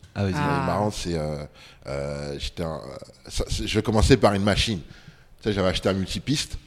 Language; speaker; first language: French; early bilingual, other home language; Bambara